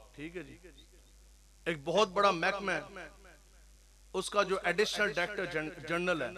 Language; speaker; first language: Urdu; non-native, local second language; Punjabi